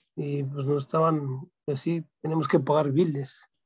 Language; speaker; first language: Spanish; native; Spanish